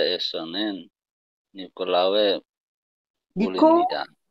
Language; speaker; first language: Korean; non-native, learner; Tetum